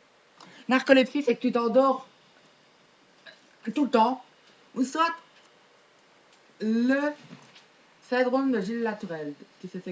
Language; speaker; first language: French; native; French